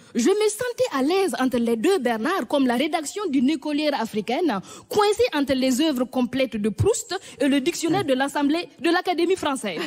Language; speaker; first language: French; non-native, local second language; Mossi